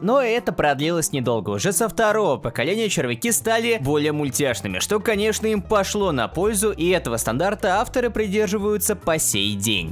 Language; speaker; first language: Russian; native; Russian